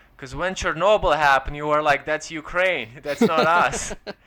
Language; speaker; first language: English; non-native, fluent; Ukrainian